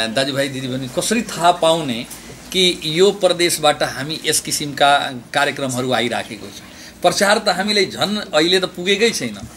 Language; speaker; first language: Nepali; non-native, local second language; Bhojpuri